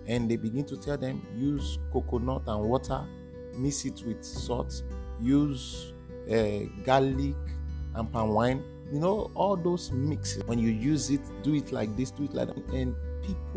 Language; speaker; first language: English; non-native, local second language; Bini